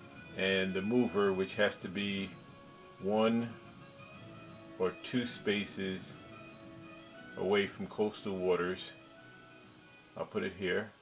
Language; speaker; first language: English; native; English